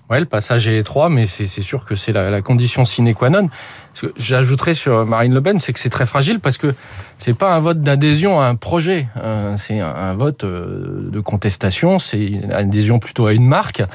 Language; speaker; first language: French; native; French